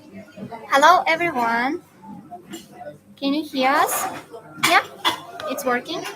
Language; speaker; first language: English; non-native, fluent; Russian